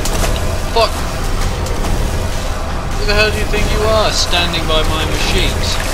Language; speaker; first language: English; native; English